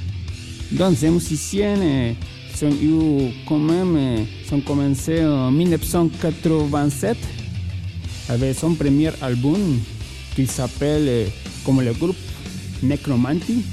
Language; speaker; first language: French; non-native, fluent; Spanish